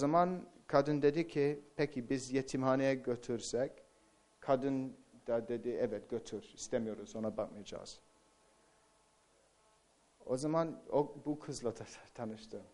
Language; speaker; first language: Turkish; non-native, fluent; English